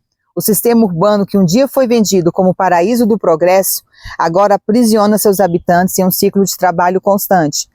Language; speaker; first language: Portuguese; native; Portuguese